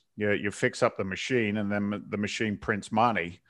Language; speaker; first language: English; native; English